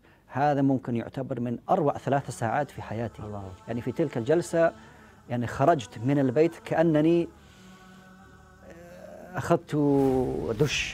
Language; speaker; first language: Arabic; non-native, fluent; English